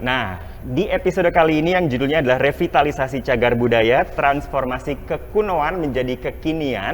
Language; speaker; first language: Indonesian; native; Indonesian